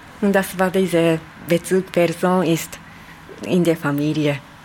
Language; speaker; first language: German; non-native, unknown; Japanese